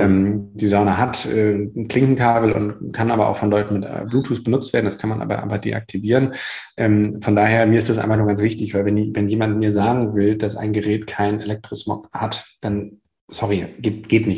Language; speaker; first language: German; native; German